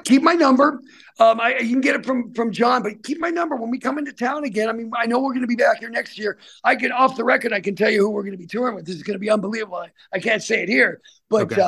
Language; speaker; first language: English; native; English